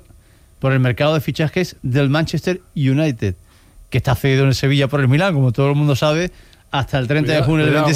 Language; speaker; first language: Spanish; native; Spanish